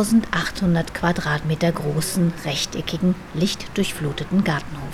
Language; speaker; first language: German; native; German